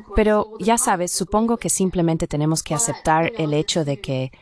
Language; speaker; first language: Spanish; non-native, fluent; Chinese